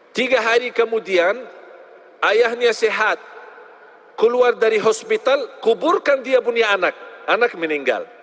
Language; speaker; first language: Indonesian; non-native, fluent; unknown